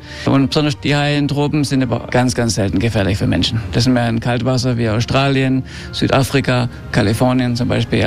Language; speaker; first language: German; early bilingual, heritage; German